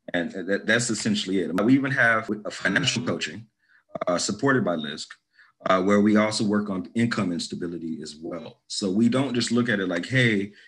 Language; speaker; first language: English; native; English